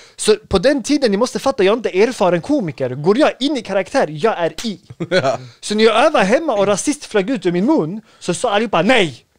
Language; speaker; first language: Swedish; early bilingual, other home language; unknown